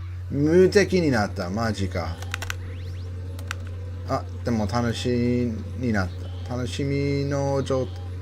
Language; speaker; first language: Japanese; non-native, learner; English